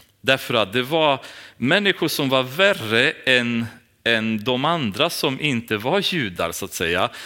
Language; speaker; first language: Swedish; non-native, fluent; Romanian